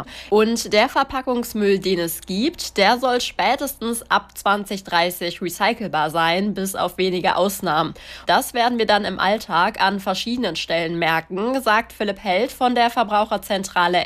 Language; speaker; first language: German; native; German